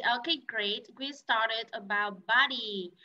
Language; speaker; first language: English; non-native, learner; Vietnamese